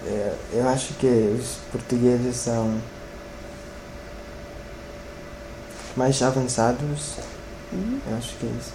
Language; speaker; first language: Portuguese; non-native, learner; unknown